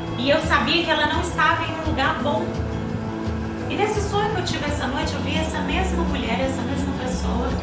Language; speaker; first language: Portuguese; native; Portuguese